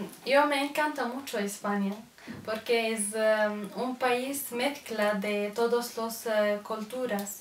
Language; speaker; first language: Spanish; non-native, learner; Arabic